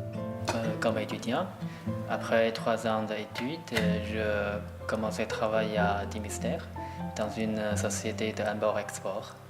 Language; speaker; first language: French; non-native, learner; Chinese